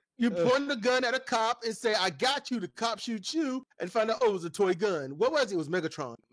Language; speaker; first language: English; native; English